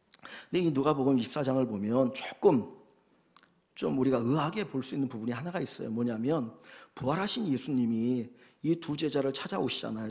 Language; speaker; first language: Korean; native; Korean